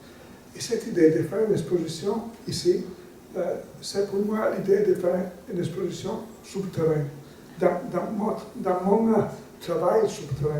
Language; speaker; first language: French; non-native, learner; Italian